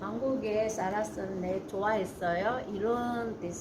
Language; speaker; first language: Korean; non-native, learner; Cebuano